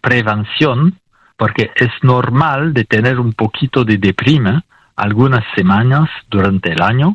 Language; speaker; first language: Spanish; non-native, fluent; French